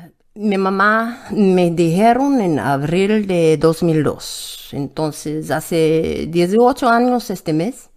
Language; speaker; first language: Spanish; non-native, learner; English